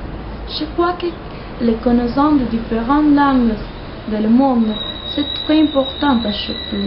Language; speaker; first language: French; non-native, learner; Spanish